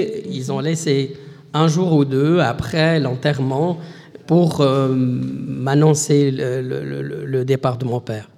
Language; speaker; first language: French; non-native, local second language; Arabic